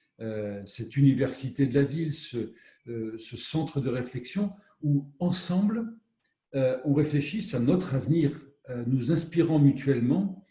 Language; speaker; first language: French; native; French